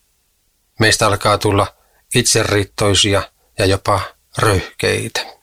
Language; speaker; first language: Finnish; native; Finnish